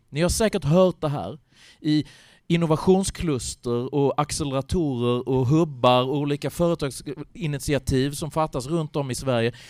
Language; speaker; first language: Swedish; native; Swedish